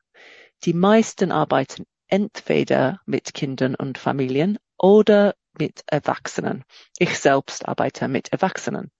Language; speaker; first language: German; non-native, fluent; English